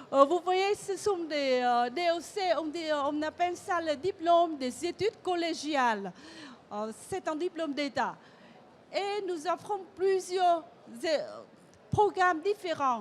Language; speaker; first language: French; non-native, fluent; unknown